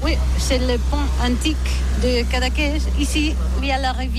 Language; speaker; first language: French; non-native, learner; Catalan